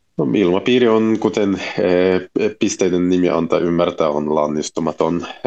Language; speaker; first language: Finnish; non-native, fluent; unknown